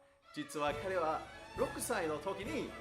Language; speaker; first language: Japanese; non-native, fluent; English